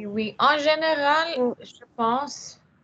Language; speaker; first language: French; non-native, learner; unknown